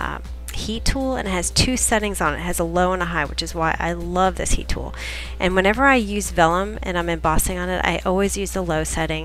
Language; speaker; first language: English; native; English